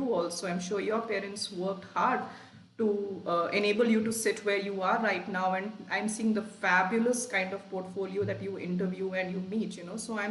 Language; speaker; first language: English; non-native, local second language; Hindi